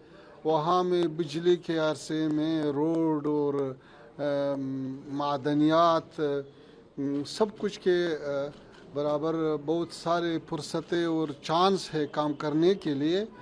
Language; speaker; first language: Hindi; non-native, fluent; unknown